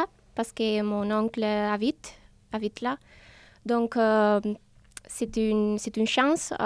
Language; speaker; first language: French; non-native, learner; Spanish